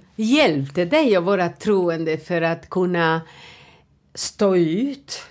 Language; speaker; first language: Swedish; non-native, fluent; Spanish